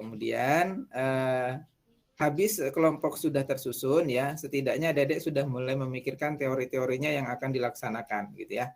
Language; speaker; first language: Indonesian; native; Indonesian